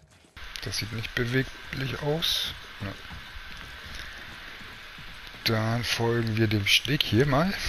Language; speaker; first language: German; native; German